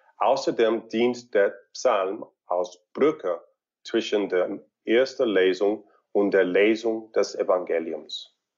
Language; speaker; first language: German; non-native, fluent; English